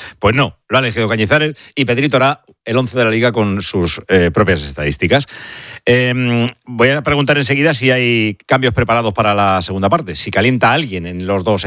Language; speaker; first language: Spanish; native; Spanish